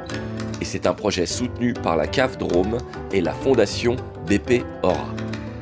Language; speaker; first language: French; native; French